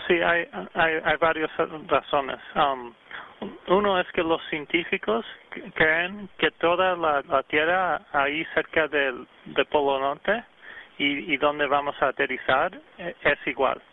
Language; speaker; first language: Spanish; early bilingual, heritage; English